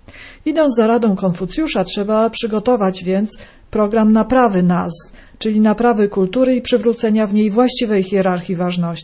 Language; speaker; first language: Polish; native; Polish